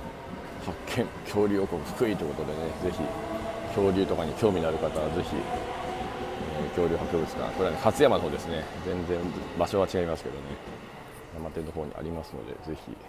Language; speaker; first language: Japanese; native; Japanese